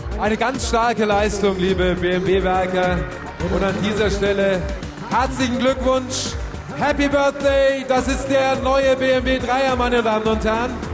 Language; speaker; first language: German; native; German